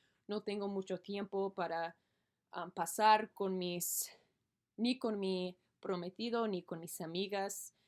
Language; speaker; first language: Spanish; non-native, learner; English